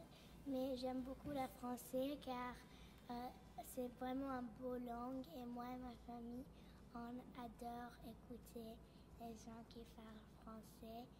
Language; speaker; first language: French; non-native, learner; Persian